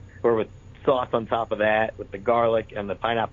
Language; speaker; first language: English; native; English